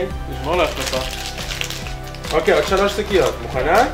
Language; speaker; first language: Hebrew; native; Hebrew